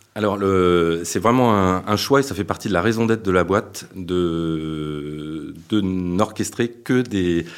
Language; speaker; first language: French; native; French